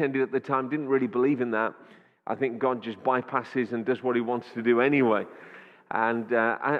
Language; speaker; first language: English; native; English